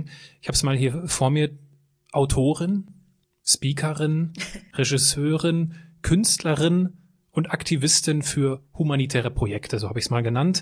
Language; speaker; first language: German; native; German